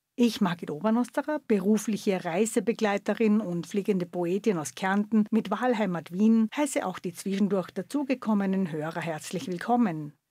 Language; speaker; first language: German; native; German